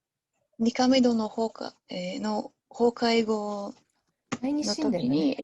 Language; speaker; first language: Japanese; non-native, learner; English